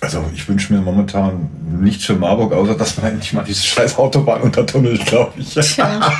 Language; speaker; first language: German; native; German